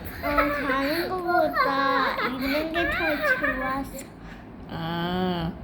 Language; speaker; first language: Korean; early bilingual, heritage; Korean